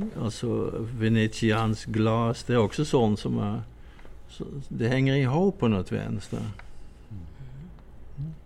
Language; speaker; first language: Swedish; non-native, fluent; Dutch